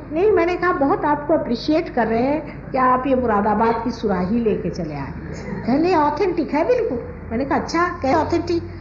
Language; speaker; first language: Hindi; non-native, local second language; Marathi